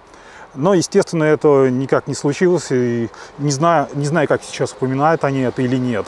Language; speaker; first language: Russian; native; Russian